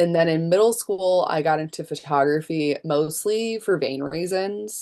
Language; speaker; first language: English; native; English